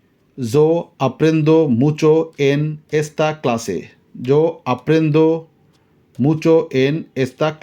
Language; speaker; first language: Spanish; non-native, learner; Bangla